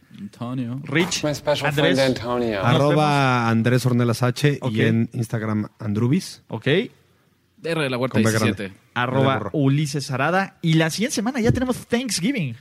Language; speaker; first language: Spanish; native; Spanish